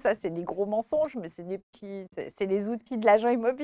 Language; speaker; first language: French; native; French